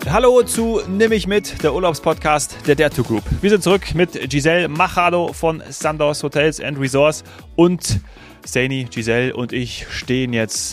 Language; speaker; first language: German; native; German